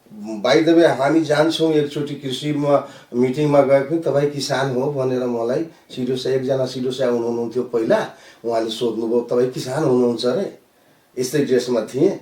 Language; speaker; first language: Nepali; non-native, local second language; Maithili